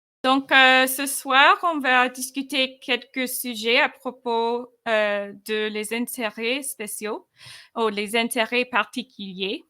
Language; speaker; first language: French; non-native, fluent; English